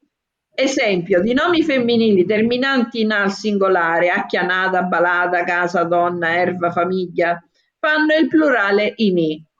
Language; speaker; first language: Italian; native; Italian